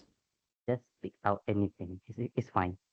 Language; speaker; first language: English; non-native, local second language; Malay